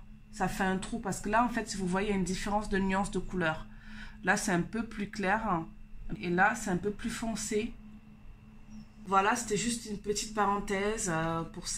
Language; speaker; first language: French; native; French